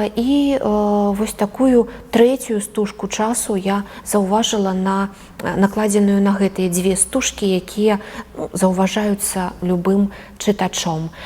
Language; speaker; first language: Belarusian; native; Belarusian